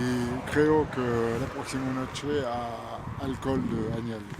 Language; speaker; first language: Spanish; non-native, learner; French